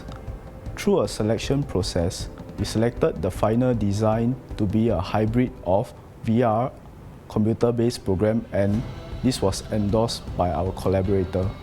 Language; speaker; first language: English; non-native, local second language; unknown